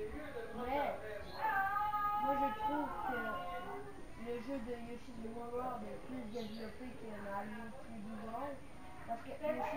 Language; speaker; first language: French; native; French